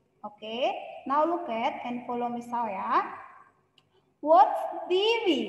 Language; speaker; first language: English; non-native, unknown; Indonesian